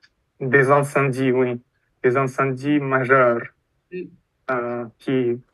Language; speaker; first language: French; non-native, fluent; Russian